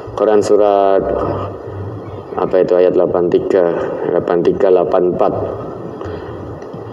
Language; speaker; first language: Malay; non-native, local second language; Javanese